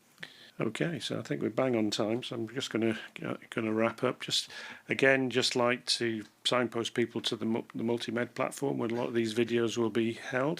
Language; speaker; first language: English; native; English